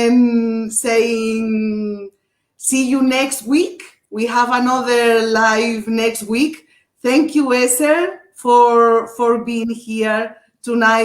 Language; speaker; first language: English; non-native, learner; Portuguese